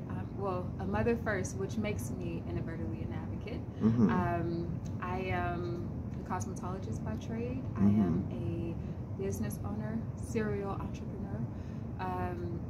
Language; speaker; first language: English; native; English